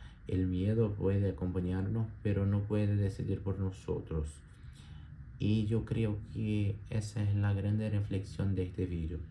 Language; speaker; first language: Spanish; non-native, learner; Portuguese